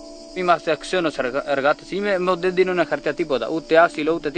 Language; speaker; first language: Greek; non-native, learner; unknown